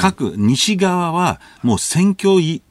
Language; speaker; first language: Japanese; native; Japanese